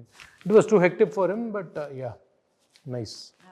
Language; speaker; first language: Telugu; native; Telugu